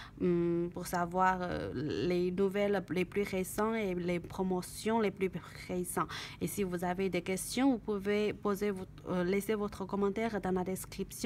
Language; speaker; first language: French; non-native, learner; Chinese